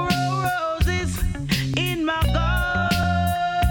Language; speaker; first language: English; non-native, fluent; Portuguese